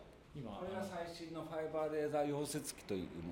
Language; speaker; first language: Japanese; native; Japanese